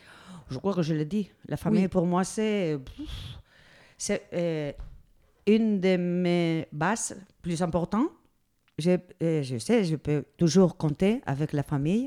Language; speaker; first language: French; non-native, fluent; Spanish